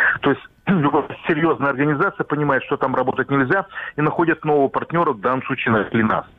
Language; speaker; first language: Russian; native; Russian